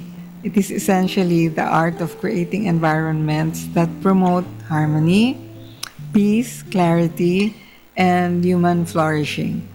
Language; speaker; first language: English; non-native, local second language; Filipino